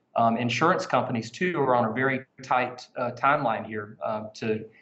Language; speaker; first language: English; native; English